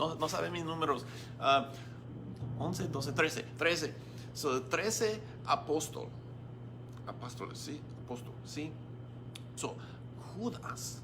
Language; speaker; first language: Spanish; non-native, learner; English